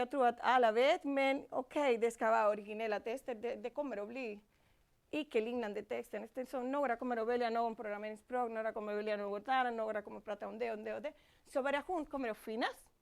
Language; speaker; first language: Swedish; non-native, fluent; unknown